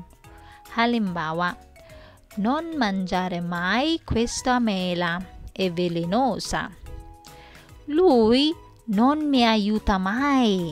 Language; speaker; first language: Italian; non-native, fluent; Filipino